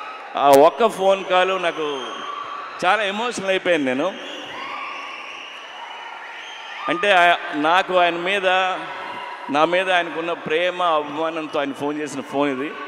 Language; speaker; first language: Telugu; native; Telugu